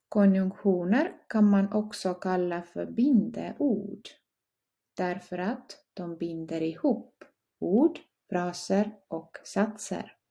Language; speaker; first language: Swedish; non-native, fluent; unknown